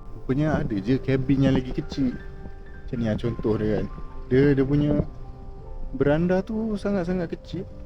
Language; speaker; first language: Malay; native; Malay